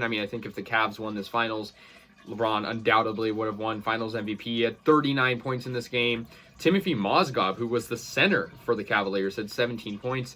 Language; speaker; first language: English; native; English